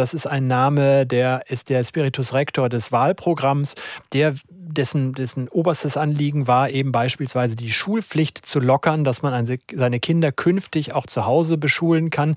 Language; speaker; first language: German; native; German